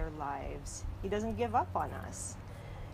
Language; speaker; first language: English; non-native, local second language; Filipino